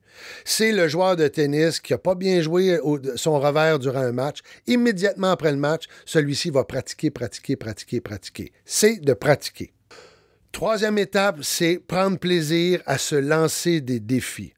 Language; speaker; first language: French; native; French